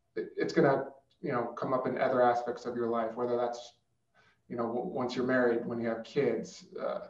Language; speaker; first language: English; native; English